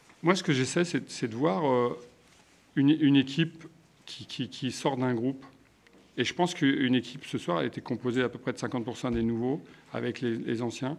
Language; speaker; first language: French; native; French